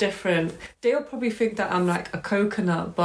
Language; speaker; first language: English; native; English